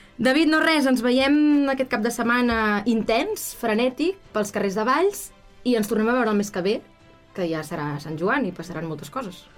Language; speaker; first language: Catalan; native; Catalan